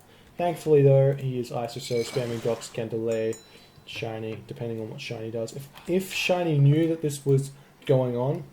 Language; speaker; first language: English; native; English